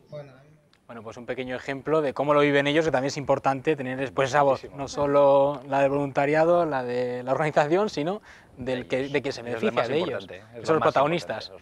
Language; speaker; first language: Spanish; native; Spanish